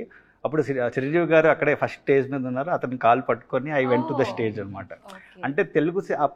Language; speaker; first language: Telugu; native; Telugu